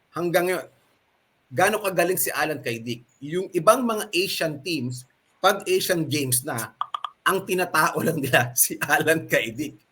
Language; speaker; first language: Filipino; native; Filipino